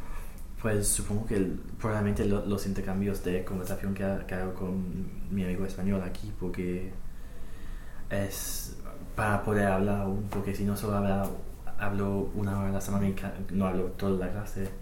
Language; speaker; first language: Spanish; non-native, fluent; English